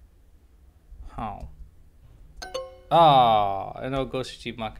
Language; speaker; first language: Portuguese; non-native, learner; English